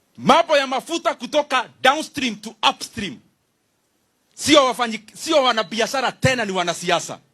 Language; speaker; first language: Swahili; non-native, local second language; Kikuyu